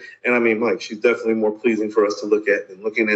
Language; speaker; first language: English; native; English